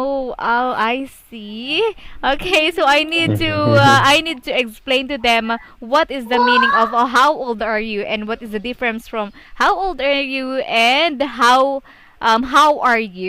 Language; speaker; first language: English; non-native, fluent; Filipino